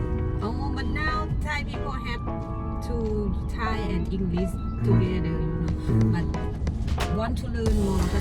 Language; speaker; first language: English; non-native, learner; Thai